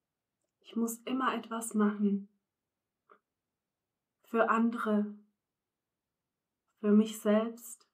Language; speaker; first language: German; non-native, fluent; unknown